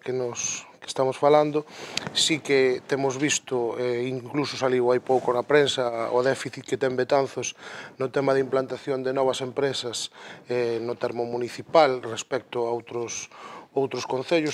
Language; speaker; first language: Galician; native; Galician